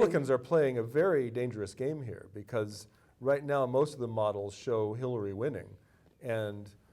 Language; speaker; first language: English; native; English